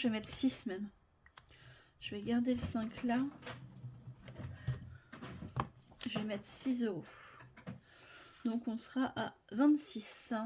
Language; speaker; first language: French; native; French